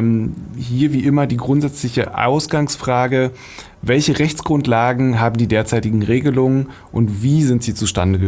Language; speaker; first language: German; native; German